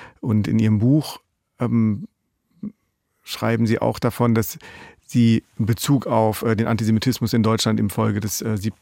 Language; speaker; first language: German; native; German